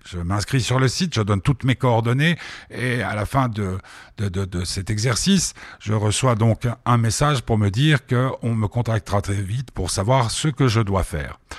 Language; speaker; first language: French; native; French